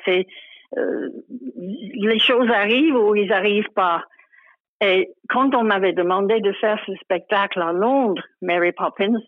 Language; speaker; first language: French; non-native, fluent; English